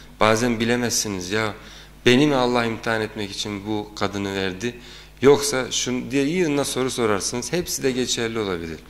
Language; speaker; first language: Turkish; native; Turkish